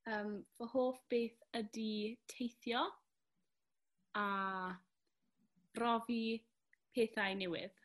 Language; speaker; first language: Welsh; non-native, learner; English